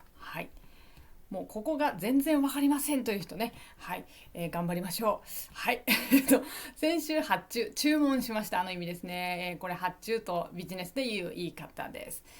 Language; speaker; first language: Japanese; native; Japanese